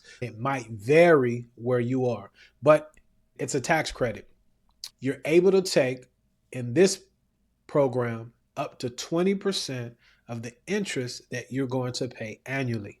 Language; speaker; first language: English; native; English